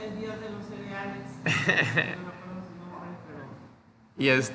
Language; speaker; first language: Spanish; native; Spanish